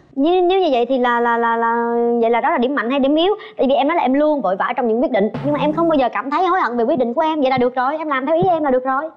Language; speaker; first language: Vietnamese; native; Vietnamese